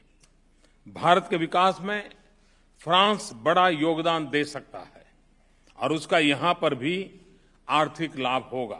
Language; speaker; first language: Hindi; non-native, local second language; Gujarati